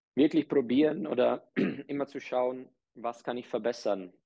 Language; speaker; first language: German; early bilingual, other home language; Czech